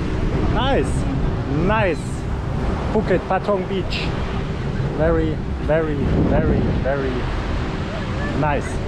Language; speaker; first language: English; non-native, fluent; German